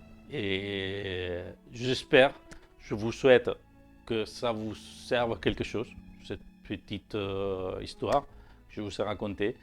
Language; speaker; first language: French; native; French